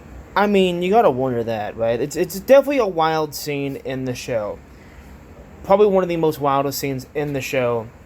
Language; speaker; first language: English; native; English